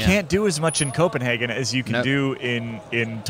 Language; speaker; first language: English; native; English